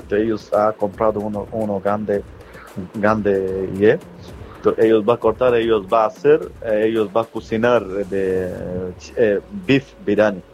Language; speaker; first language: Spanish; non-native, learner; Bangla